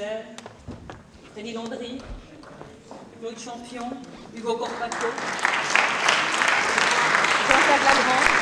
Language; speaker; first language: French; native; French